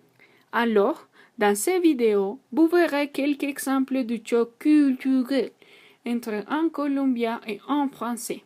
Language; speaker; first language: French; non-native, learner; Spanish